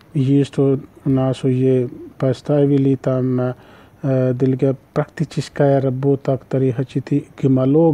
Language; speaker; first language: Russian; non-native, learner; Urdu